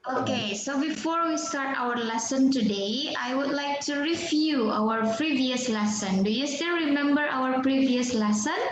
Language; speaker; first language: English; non-native, fluent; Indonesian